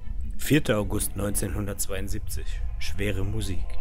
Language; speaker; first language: German; native; German